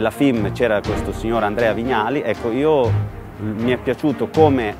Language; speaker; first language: Italian; non-native, learner; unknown